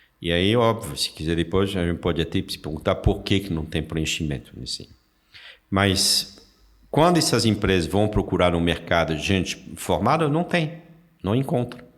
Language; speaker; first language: Portuguese; non-native, fluent; French